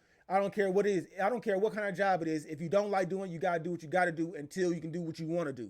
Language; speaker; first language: English; native; English